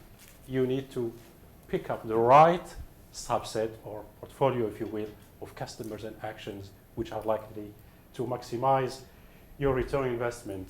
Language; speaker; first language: English; non-native, fluent; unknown